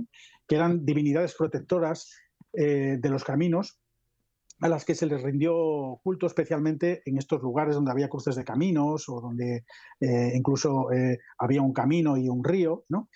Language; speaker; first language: Spanish; native; Spanish